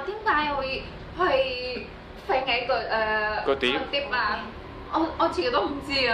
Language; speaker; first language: Chinese; non-native, learner; Indonesian